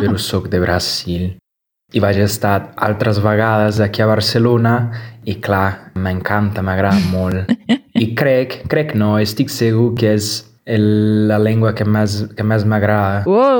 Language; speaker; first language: Catalan; non-native, learner; Portuguese